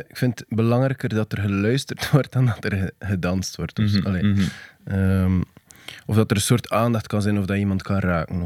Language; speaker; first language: Dutch; native; Dutch